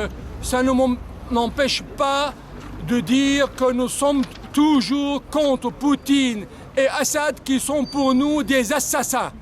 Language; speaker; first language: French; non-native, fluent; Arabic